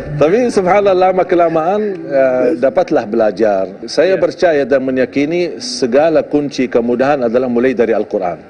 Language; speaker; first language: Malay; non-native, fluent; Arabic